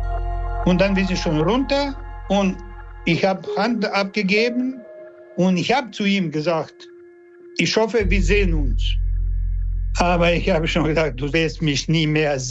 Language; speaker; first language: German; non-native, learner; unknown